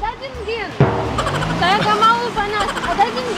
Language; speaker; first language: Indonesian; non-native, learner; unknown